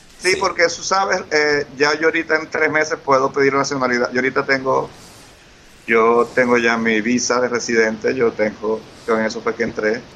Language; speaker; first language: Spanish; native; Spanish